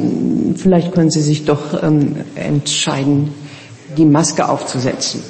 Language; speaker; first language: German; native; German